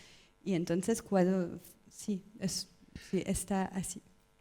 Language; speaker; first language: Spanish; non-native, learner; French